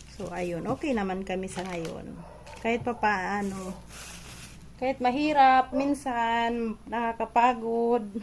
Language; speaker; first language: Filipino; non-native, local second language; Bikol